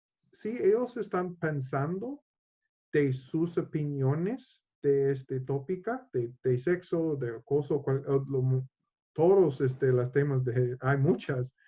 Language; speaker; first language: Spanish; non-native, learner; English